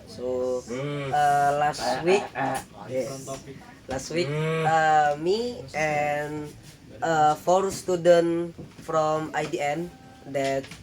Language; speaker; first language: English; non-native, learner; Indonesian